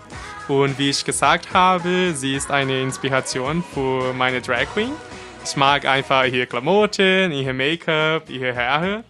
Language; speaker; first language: German; non-native, fluent; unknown